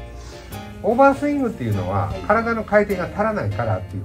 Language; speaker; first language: Japanese; native; Japanese